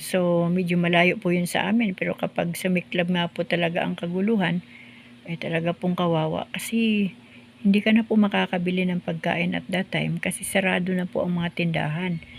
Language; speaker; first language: Filipino; non-native, local second language; Cebuano